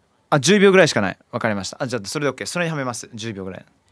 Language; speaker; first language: Japanese; native; Japanese